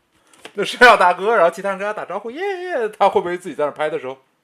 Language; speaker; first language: Chinese; native; Chinese